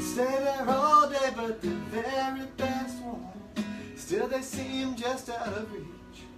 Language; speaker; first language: English; native; English